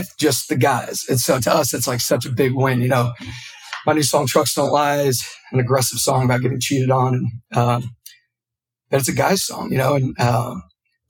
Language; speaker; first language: English; native; English